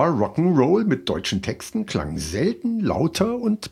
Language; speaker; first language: German; native; German